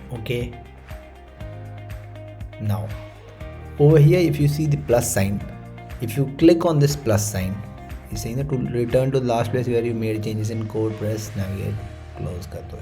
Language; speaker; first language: English; non-native, local second language; Hindi